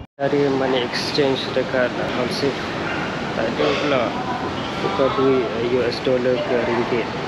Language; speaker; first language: Malay; non-native, fluent; Western Cham